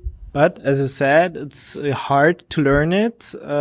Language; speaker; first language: English; non-native, fluent; German